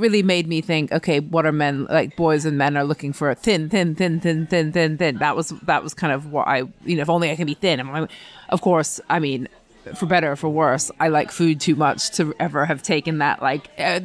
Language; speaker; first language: English; native; English